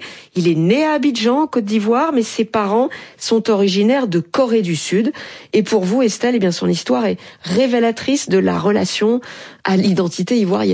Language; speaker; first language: French; native; French